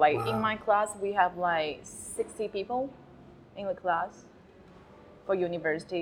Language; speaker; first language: English; non-native, fluent; Chinese